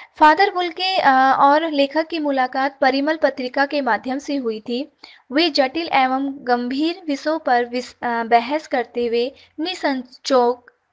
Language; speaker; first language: Hindi; native; Hindi